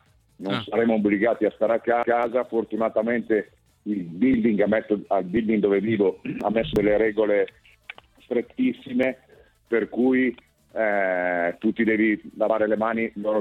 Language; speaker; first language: Italian; native; Italian